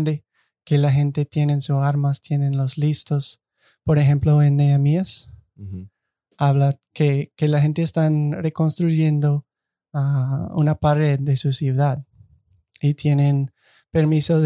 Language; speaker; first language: Spanish; non-native, fluent; English